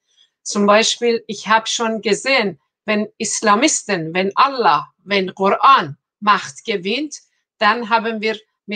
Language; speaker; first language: German; non-native, fluent; Persian